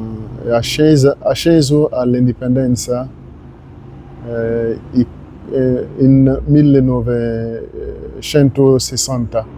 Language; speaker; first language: Italian; non-native, learner; French